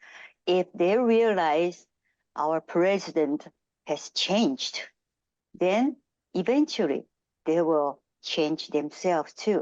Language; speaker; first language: English; non-native, fluent; Japanese